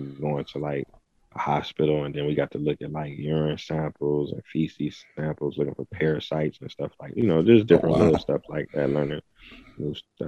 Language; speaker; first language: English; native; English